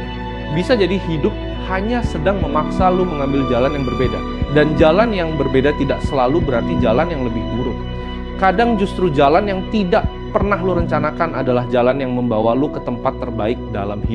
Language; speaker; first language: Indonesian; native; Indonesian